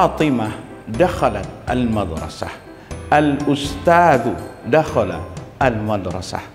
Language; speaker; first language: Arabic; non-native, fluent; Indonesian